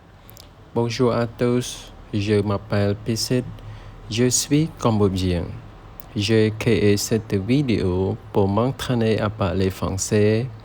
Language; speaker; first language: French; non-native, learner; Khmer